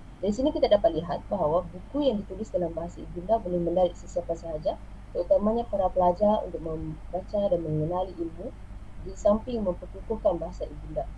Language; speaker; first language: Malay; native; Malay